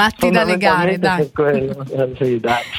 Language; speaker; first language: Italian; native; Italian